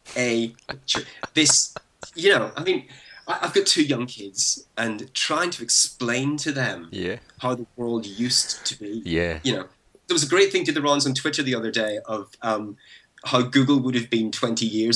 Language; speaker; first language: English; native; English